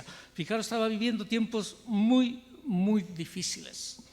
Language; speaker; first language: Spanish; native; Spanish